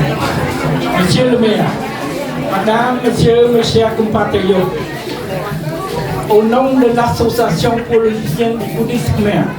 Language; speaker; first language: French; non-native, fluent; Khmer